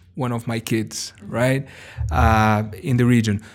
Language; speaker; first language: English; non-native, fluent; Portuguese